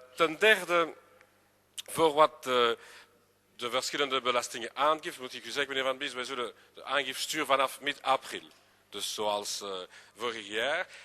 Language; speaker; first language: Dutch; non-native, local second language; French